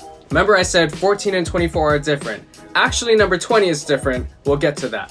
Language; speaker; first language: English; native; English